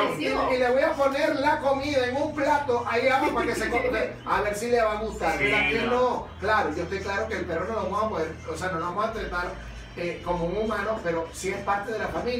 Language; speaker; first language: Spanish; native; Spanish